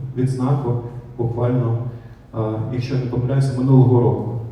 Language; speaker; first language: Ukrainian; non-native, local second language; Russian